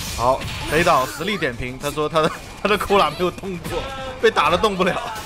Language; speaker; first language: Chinese; native; Chinese